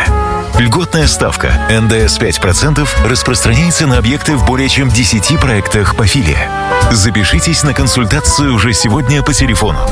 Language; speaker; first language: Russian; native; Russian